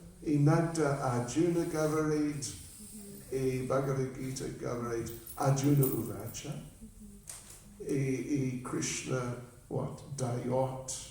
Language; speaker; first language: Russian; non-native, learner; English